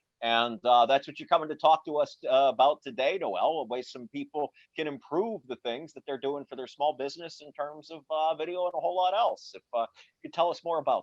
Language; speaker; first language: English; native; English